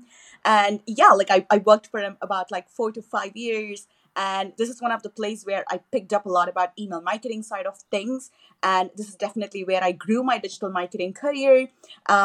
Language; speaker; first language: English; non-native, local second language; Tamil